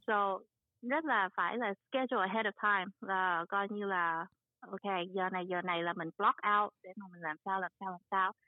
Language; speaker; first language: Vietnamese; early bilingual, heritage; Vietnamese